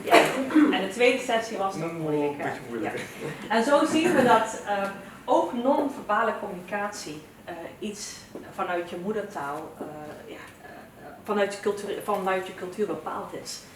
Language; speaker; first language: Dutch; early bilingual, other home language; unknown